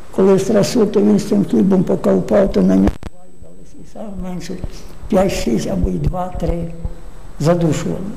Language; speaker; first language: Ukrainian; native; Ukrainian